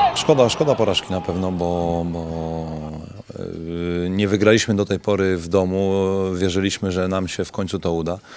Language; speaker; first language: Polish; native; Polish